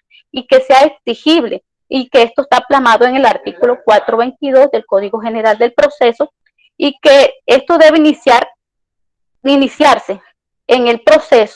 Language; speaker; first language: Spanish; native; Spanish